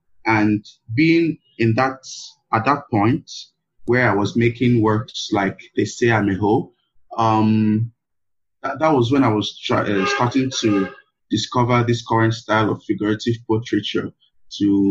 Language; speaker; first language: English; non-native, local second language; Igbo